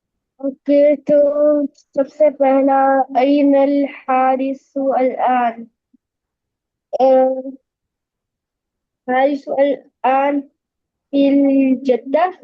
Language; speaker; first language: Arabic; non-native, learner; Urdu